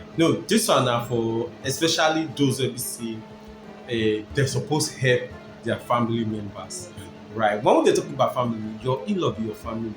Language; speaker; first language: Nigerian Pidgin; non-native, local second language; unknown